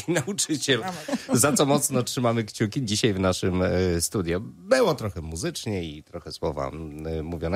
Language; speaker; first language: Polish; native; Polish